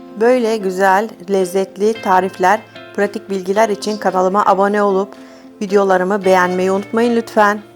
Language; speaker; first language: Turkish; native; Turkish